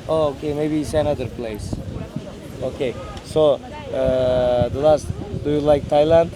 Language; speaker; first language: English; non-native, learner; Turkish